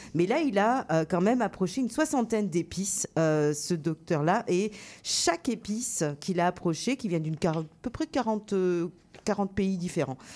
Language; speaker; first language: French; native; French